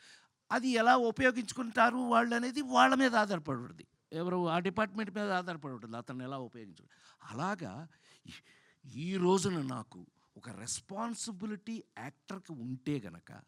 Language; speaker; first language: Telugu; native; Telugu